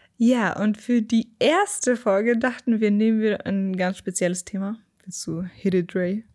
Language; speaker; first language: German; native; German